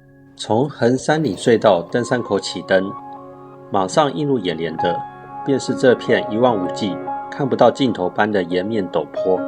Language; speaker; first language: Chinese; native; Chinese